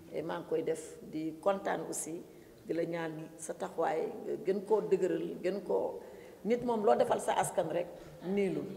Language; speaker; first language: Wolof; non-native, local second language; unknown